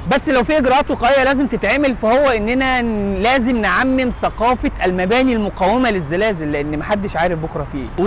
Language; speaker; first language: Arabic; native; Arabic